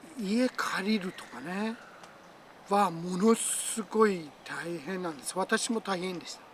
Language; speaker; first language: Japanese; non-native, fluent; Persian